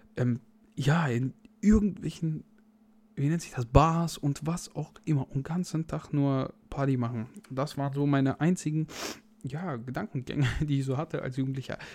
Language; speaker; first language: German; native; German